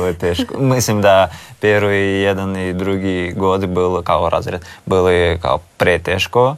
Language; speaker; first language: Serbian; non-native, learner; Russian